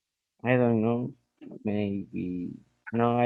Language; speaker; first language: English; non-native, learner; Spanish